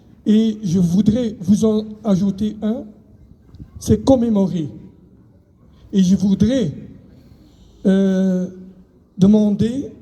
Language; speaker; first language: French; non-native, local second language; Dutch